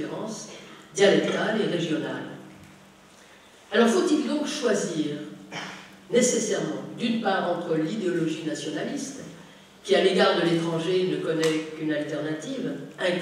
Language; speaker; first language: French; native; French